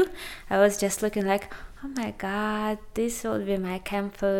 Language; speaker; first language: English; non-native, fluent; Ukrainian